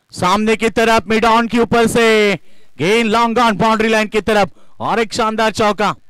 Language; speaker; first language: Hindi; non-native, local second language; Marathi